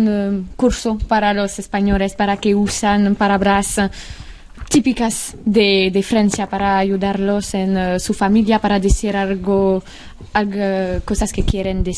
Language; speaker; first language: Spanish; non-native, learner; French